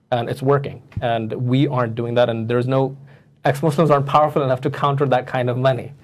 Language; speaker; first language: English; non-native, local second language; Urdu